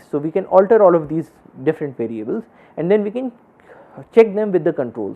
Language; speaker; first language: English; non-native, local second language; Hindi